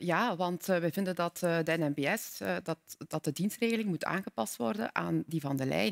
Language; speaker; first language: Dutch; native; Dutch